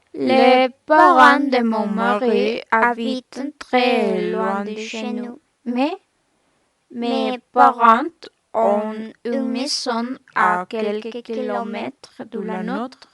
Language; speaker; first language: French; non-native, learner; Spanish